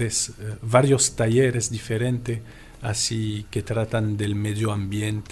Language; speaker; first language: Spanish; non-native, fluent; French